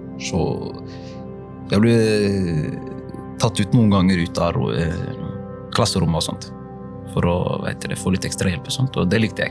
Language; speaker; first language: Norwegian; early bilingual, other home language; Somali